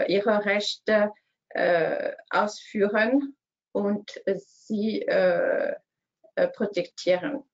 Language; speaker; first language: German; non-native, learner; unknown